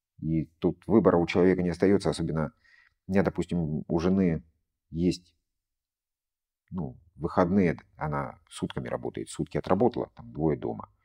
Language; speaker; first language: Russian; native; Russian